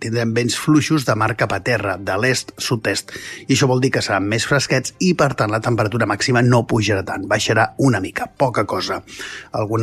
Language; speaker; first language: Catalan; native; Catalan